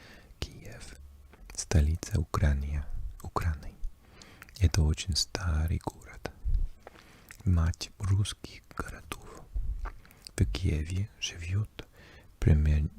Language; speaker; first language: Russian; non-native, learner; English